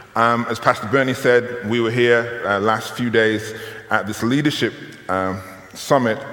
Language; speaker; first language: English; native; English